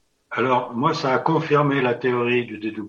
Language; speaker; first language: French; native; French